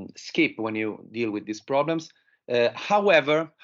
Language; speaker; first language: English; non-native, fluent; Italian